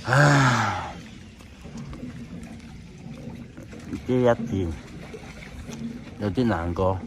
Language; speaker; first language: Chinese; non-native, local second language; Cantonese